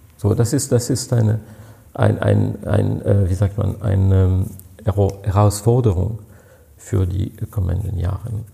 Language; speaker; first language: German; non-native, fluent; French